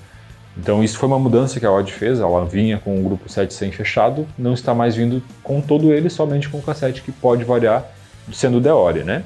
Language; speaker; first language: Portuguese; native; Portuguese